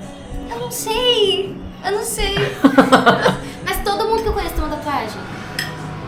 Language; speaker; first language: Portuguese; native; Portuguese